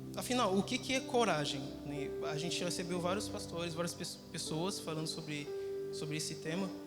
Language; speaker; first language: Portuguese; non-native, fluent; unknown